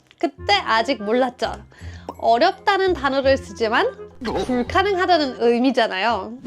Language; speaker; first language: Korean; non-native, fluent; German